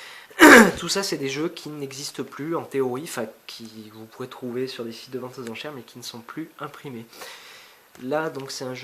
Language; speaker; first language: French; native; French